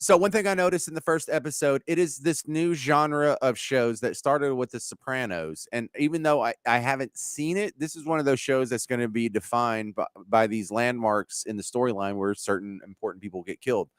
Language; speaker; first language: English; native; English